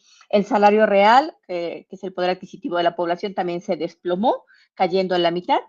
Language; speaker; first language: Spanish; native; Spanish